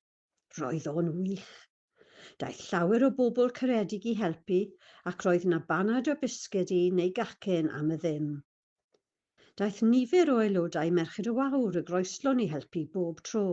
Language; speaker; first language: Welsh; non-native, fluent; English